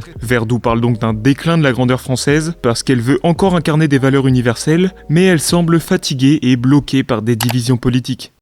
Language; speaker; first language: French; native; French